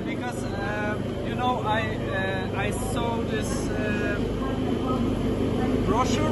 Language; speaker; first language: English; non-native, learner; Polish